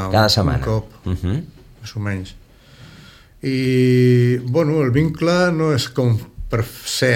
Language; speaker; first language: Catalan; non-native, local second language; Spanish